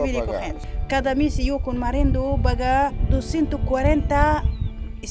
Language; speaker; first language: Spanish; non-native, learner; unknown